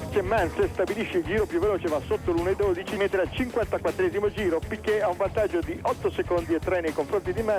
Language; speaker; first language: Italian; native; Italian